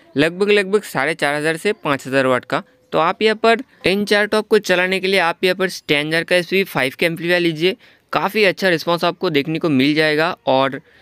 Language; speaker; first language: Hindi; non-native, local second language; Bangla